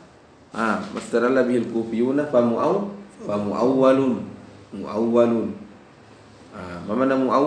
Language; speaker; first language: Arabic; non-native, fluent; Indonesian